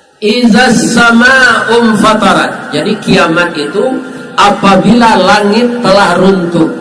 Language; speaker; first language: Malay; non-native, local second language; Minangkabau